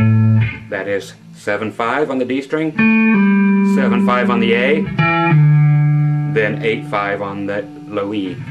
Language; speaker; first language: English; native; English